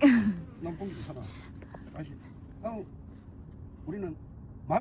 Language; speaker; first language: Korean; native; Korean